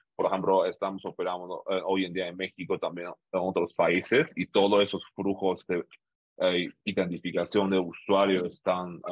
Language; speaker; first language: Spanish; non-native, fluent; Chinese